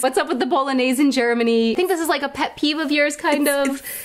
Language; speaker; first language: English; native; English